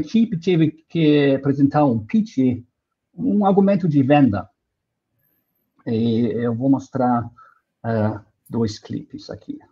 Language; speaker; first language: Portuguese; non-native, fluent; German